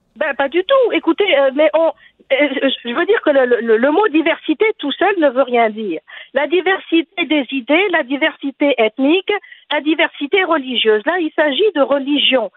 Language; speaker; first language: French; non-native, local second language; Arabic